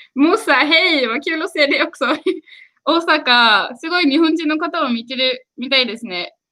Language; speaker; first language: Japanese; non-native, fluent; Swedish